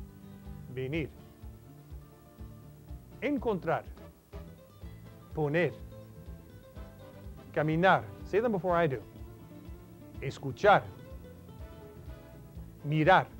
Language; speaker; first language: Spanish; non-native, fluent; English